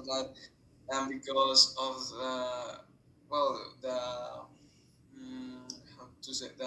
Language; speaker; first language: English; non-native, fluent; Spanish